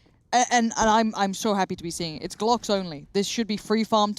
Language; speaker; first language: English; native; English